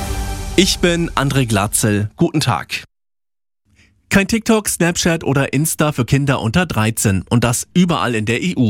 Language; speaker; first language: German; native; German